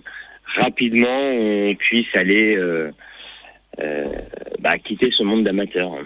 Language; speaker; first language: French; native; French